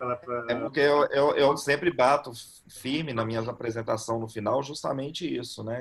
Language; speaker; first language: Portuguese; native; Portuguese